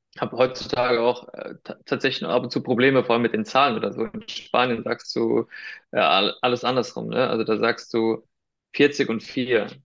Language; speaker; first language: German; early bilingual, other home language; Spanish